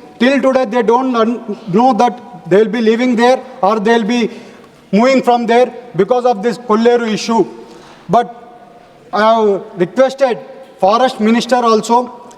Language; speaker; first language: English; non-native, local second language; Telugu